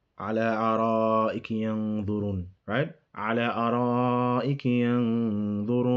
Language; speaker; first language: Arabic; non-native, fluent; English